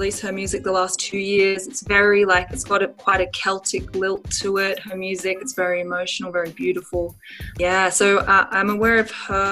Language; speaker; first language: English; native; English